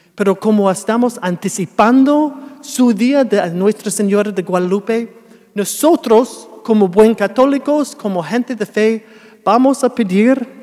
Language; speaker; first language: Spanish; non-native, fluent; English